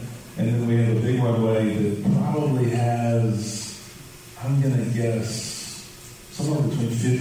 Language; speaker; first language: English; native; English